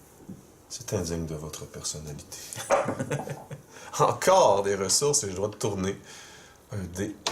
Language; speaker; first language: French; native; French